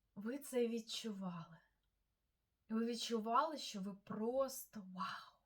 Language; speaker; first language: Ukrainian; non-native, local second language; Russian